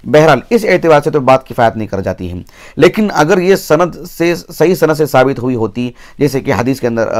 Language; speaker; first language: Urdu; native; Urdu